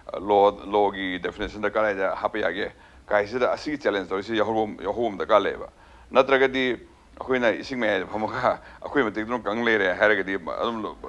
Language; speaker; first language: Manipuri; native; Manipuri